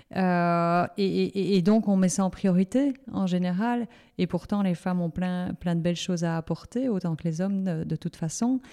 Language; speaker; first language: French; native; French